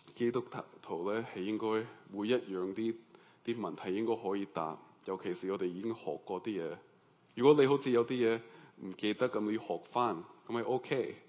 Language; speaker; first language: Cantonese; early bilingual, heritage; Cantonese